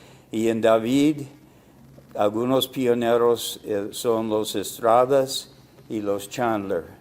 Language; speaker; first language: Spanish; non-native, fluent; English